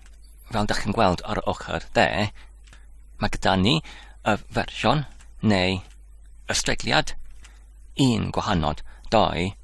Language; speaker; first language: Welsh; non-native, learner; Polish